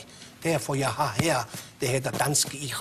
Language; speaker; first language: Danish; non-native, fluent; Persian